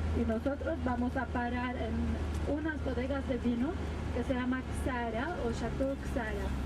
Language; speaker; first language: Spanish; non-native, fluent; Arabic